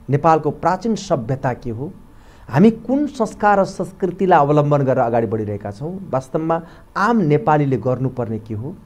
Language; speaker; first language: Nepali; native; Nepali